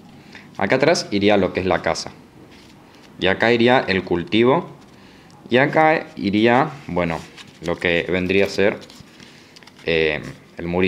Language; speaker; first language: Spanish; native; Spanish